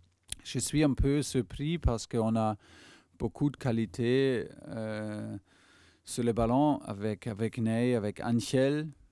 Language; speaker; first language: French; non-native, fluent; German